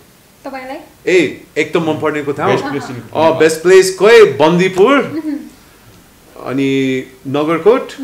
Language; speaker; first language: Nepali; non-native, learner; English